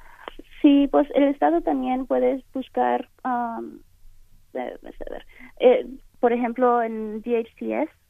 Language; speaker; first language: Spanish; early bilingual, heritage; Spanish